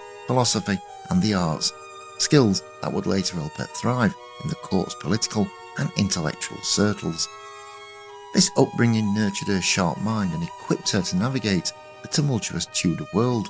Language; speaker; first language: English; native; English